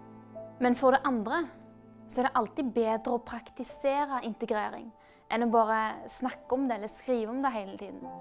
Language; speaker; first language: Norwegian; early bilingual, other home language; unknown